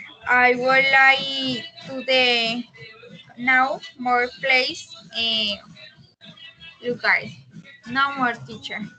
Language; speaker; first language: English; non-native, learner; Spanish